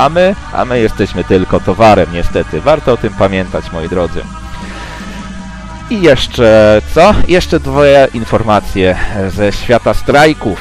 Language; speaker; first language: Polish; native; Polish